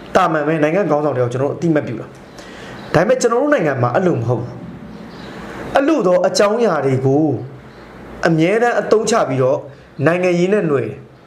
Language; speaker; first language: Burmese; native; Burmese